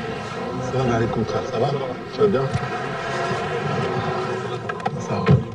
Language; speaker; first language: French; native; French